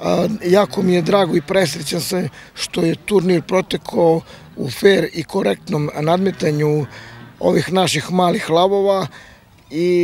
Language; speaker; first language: Croatian; native; Croatian